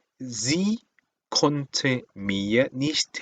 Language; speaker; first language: German; non-native, fluent; Korean